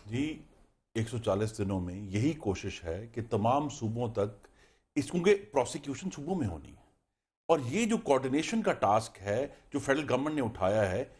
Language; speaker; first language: Urdu; native; Urdu